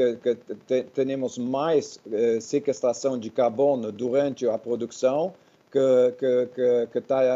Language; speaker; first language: Portuguese; non-native, fluent; Dutch